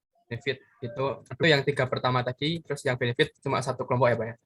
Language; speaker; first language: Indonesian; native; Indonesian